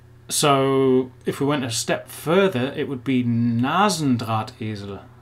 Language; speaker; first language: English; native; English